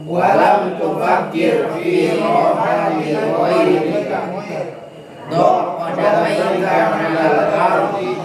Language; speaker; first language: Arabic; non-native, learner; Indonesian